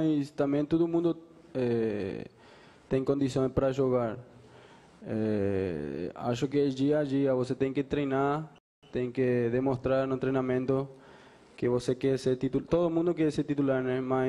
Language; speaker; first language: Portuguese; non-native, fluent; Spanish